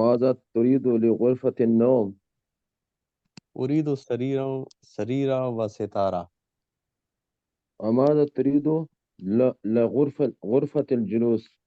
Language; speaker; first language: Arabic; non-native, learner; Urdu